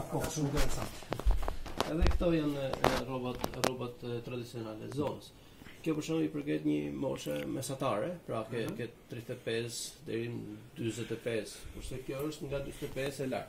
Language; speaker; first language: Albanian; native; Albanian